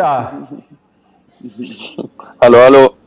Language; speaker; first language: German; non-native, fluent; Spanish